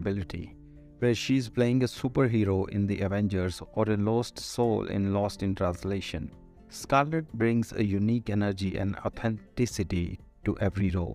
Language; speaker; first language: English; non-native, local second language; Punjabi